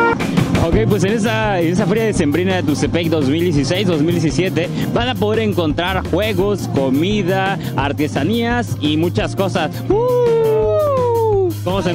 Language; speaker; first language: Spanish; native; Spanish